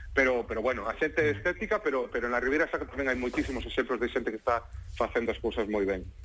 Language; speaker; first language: Galician; non-native, local second language; Spanish